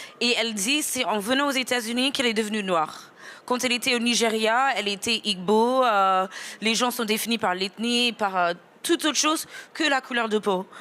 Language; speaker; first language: French; non-native, fluent; English